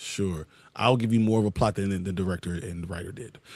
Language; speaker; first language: English; native; English